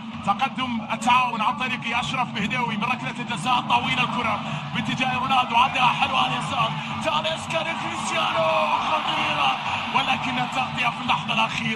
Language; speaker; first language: Arabic; native; Arabic